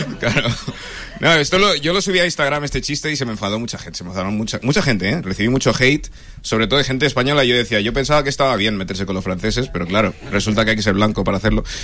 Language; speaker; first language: Spanish; early bilingual, other home language; English